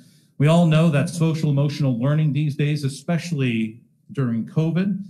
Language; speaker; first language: English; native; English